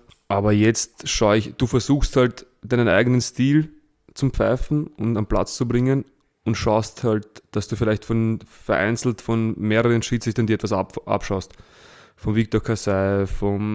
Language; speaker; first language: German; early bilingual, other home language; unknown